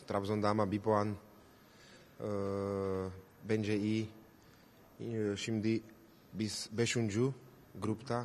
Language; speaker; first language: Turkish; non-native, learner; Slovak